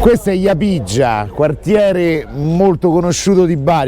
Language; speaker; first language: Italian; native; Italian